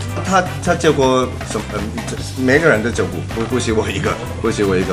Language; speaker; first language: Chinese; non-native, local second language; Cantonese